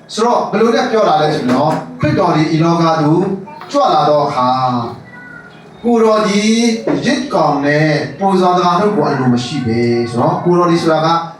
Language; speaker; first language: Burmese; non-native, local second language; Hakha Chin